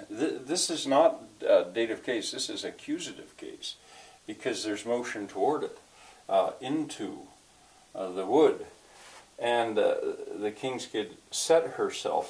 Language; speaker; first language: English; native; English